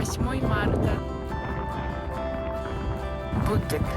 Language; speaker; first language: Russian; non-native, learner; Japanese